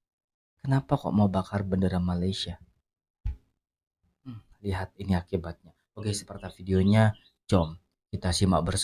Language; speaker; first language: Indonesian; non-native, fluent; Malay